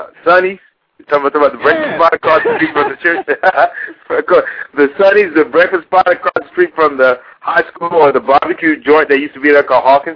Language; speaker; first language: English; native; English